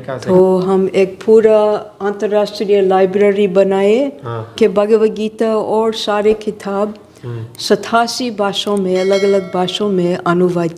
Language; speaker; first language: Hindi; non-native, fluent; English